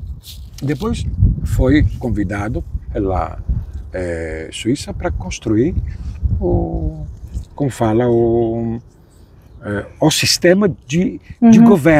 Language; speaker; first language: Portuguese; non-native, fluent; Greek